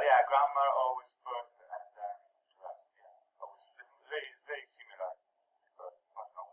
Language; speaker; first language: English; non-native, fluent; Italian